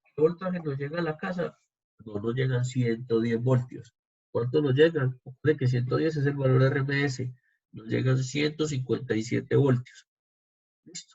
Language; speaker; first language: Spanish; native; Spanish